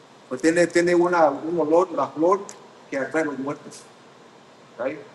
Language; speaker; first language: Spanish; early bilingual, heritage; Spanish